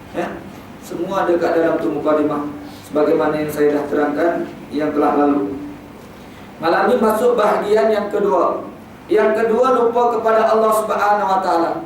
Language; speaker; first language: Malay; native; Malay